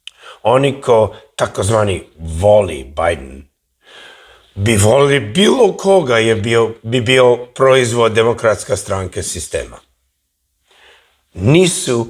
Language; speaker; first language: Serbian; early bilingual, heritage; English